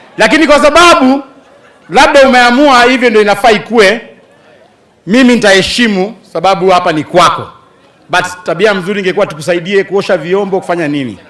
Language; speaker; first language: Swahili; non-native, local second language; Luyia